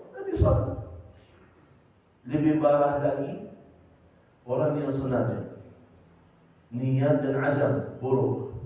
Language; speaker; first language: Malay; non-native, fluent; Arabic